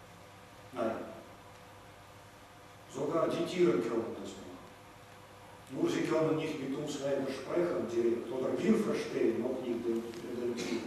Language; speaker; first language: German; non-native, fluent; Russian